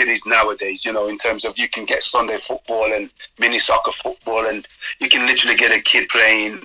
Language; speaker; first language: English; native; English